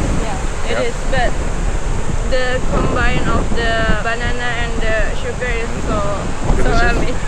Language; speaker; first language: English; non-native, learner; Indonesian